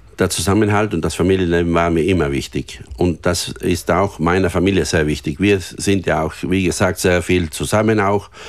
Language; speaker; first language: German; native; German